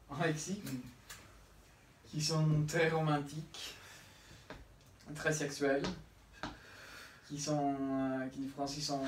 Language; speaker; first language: French; non-native, learner; Spanish